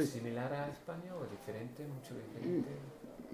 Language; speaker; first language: Spanish; non-native, fluent; English